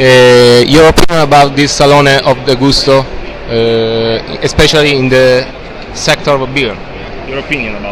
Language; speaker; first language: English; non-native, learner; Italian